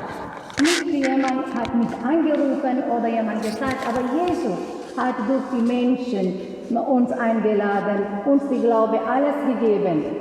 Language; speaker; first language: German; non-native, learner; Malayalam